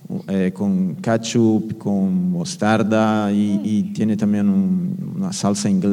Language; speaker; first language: Spanish; non-native, fluent; Portuguese